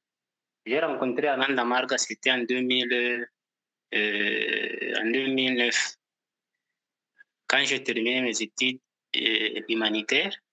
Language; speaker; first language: French; non-native, local second language; Portuguese